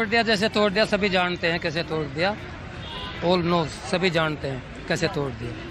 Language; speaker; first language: Hindi; native; Hindi